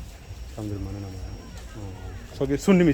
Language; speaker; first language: Korean; non-native, learner; Bangla